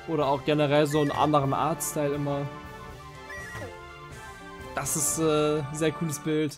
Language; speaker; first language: German; native; German